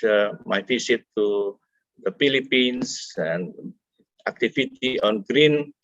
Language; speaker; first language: English; non-native, fluent; Indonesian